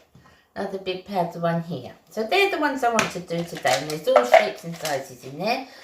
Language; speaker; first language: English; native; English